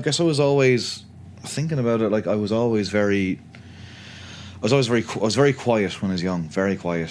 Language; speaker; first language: English; native; English